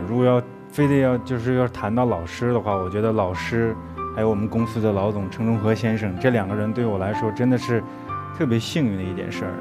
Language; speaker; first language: Chinese; non-native, local second language; Mongolian